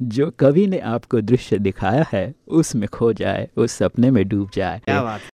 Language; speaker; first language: Hindi; native; Hindi